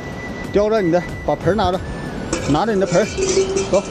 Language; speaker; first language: Chinese; native; Chinese